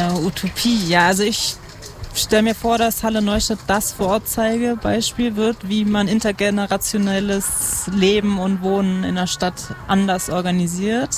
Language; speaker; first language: German; native; German